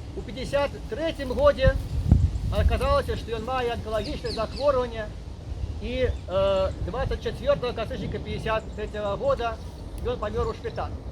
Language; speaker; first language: Belarusian; native; Belarusian